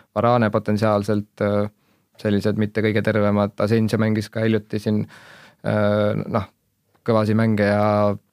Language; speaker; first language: Estonian; native; Estonian